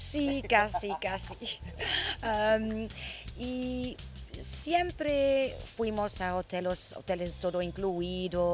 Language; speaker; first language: Spanish; non-native, learner; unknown